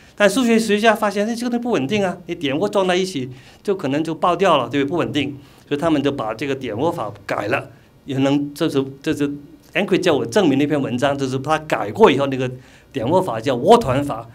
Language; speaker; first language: Chinese; non-native, local second language; Cantonese